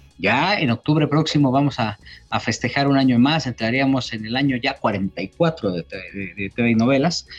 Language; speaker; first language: Spanish; native; Spanish